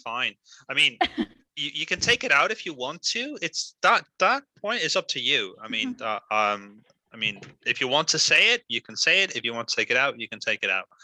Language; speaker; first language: English; non-native, fluent; Spanish